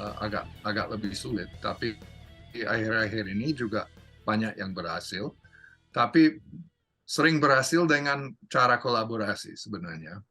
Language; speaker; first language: Indonesian; non-native, fluent; English